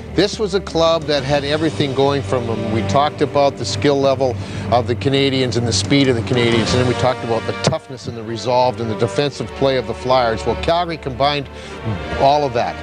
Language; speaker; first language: English; native; English